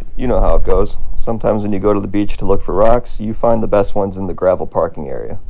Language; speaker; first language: English; native; English